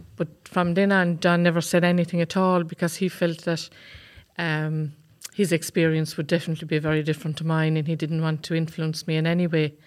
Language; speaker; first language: English; native; English